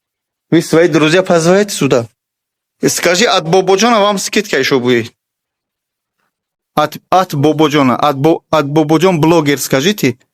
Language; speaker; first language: Russian; non-native, learner; Tajik